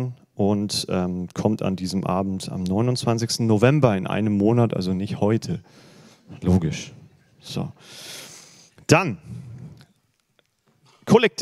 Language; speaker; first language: German; native; German